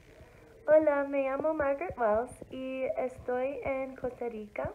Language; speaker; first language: Spanish; non-native, learner; English